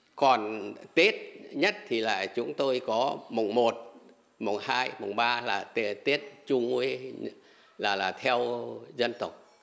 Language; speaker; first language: Vietnamese; non-native, local second language; Tày